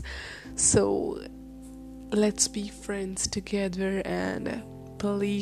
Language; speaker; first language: English; non-native, local second language; Hindi